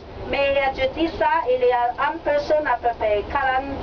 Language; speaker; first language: French; non-native, learner; Cantonese